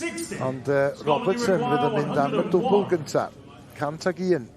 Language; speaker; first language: Welsh; native; Welsh